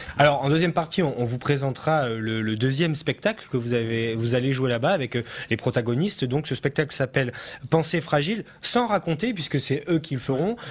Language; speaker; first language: French; native; French